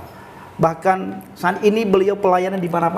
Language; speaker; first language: Malay; native; Malay